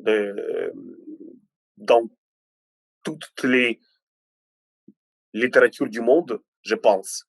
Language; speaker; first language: French; non-native, fluent; Ukrainian